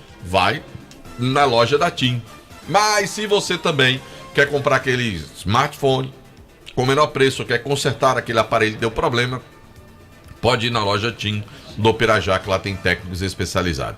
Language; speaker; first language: Portuguese; native; Portuguese